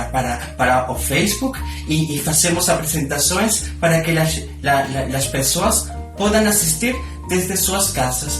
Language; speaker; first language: Portuguese; non-native, learner; Spanish